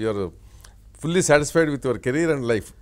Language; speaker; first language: Telugu; native; Telugu